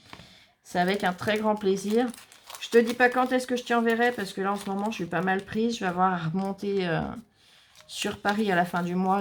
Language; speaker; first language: French; native; French